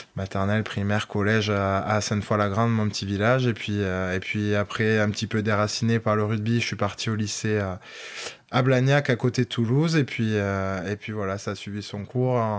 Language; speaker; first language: French; native; French